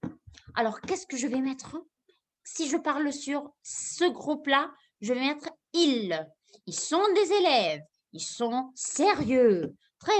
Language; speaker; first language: French; non-native, fluent; Arabic